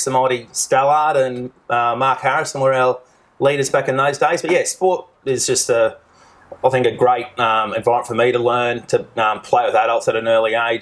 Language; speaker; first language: English; native; English